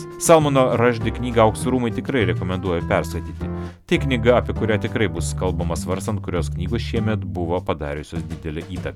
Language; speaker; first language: Lithuanian; native; Lithuanian